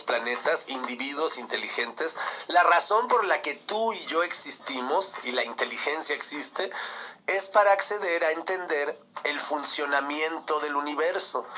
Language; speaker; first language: Spanish; native; Spanish